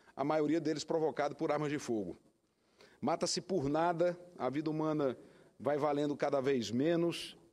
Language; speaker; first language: Portuguese; native; Portuguese